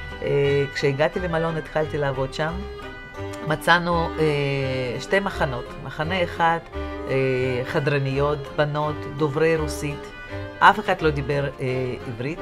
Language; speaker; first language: Hebrew; non-native, fluent; Russian